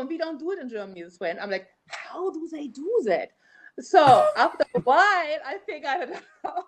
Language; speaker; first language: English; non-native, fluent; German